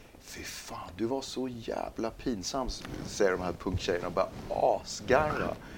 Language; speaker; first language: Swedish; native; Swedish